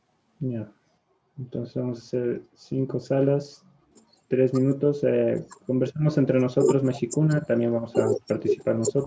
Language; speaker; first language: Spanish; native; Spanish